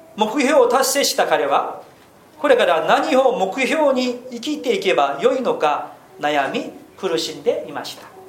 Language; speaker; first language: Japanese; non-native, fluent; Korean